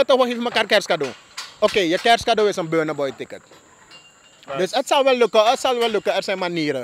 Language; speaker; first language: Dutch; native; Dutch